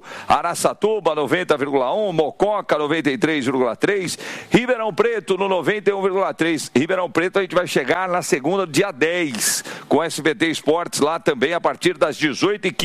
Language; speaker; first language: Portuguese; native; Portuguese